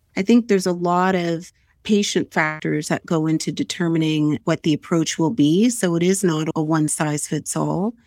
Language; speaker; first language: English; native; English